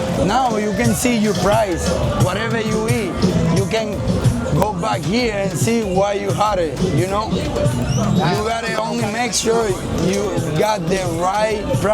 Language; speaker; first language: English; non-native, learner; Spanish